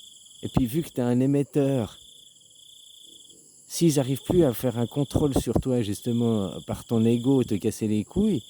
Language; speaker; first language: French; native; French